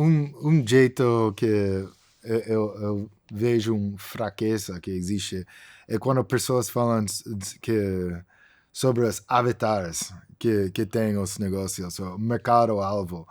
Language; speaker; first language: Portuguese; non-native, fluent; English